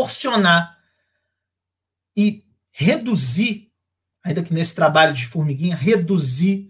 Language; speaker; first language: Portuguese; native; Portuguese